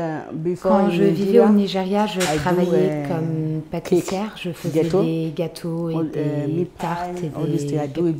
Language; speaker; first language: French; non-native, fluent; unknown